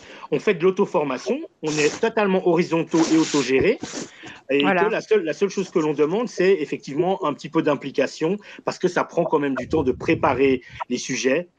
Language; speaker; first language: French; native; French